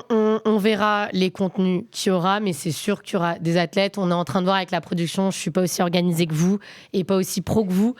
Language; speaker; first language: French; native; French